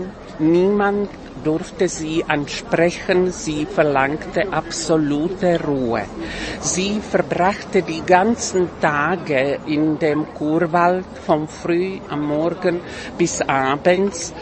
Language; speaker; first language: German; non-native, fluent; Czech